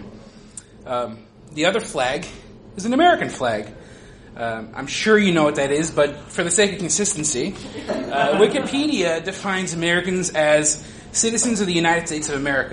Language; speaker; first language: English; native; English